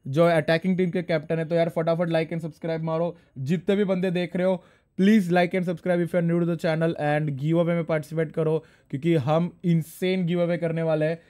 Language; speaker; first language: Hindi; non-native, local second language; Marathi